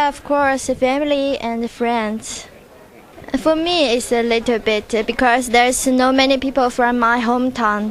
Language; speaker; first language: English; non-native, learner; Chinese